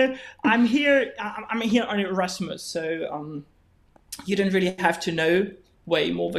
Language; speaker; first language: English; non-native, fluent; German